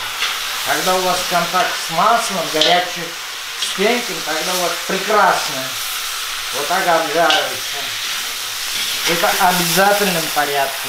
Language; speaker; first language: Russian; non-native, fluent; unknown